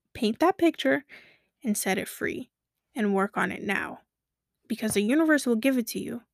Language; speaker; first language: English; early bilingual, other home language; Kabuverdianu